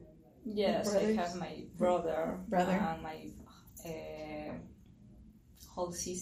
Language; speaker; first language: English; non-native, learner; Spanish